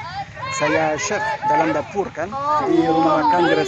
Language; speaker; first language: Indonesian; non-native, learner; French